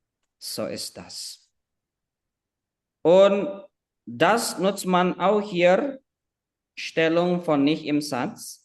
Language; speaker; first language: German; non-native, fluent; Indonesian